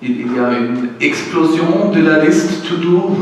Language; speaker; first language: French; non-native, learner; German